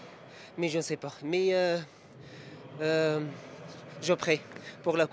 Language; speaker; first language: French; non-native, learner; Arabic